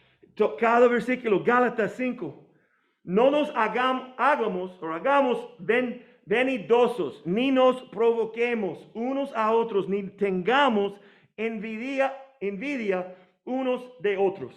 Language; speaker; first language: Spanish; non-native, fluent; English